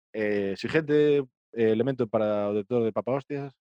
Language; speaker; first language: Spanish; non-native, local second language; Galician